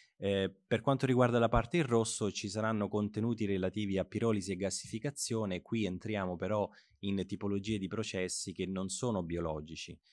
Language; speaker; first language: Italian; native; Italian